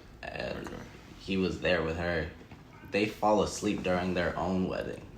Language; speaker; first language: English; native; English